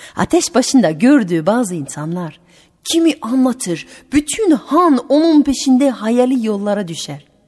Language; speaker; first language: Turkish; non-native, fluent; French